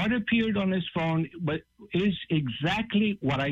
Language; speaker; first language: English; non-native, fluent; Portuguese